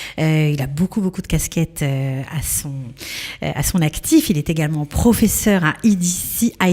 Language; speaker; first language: French; native; French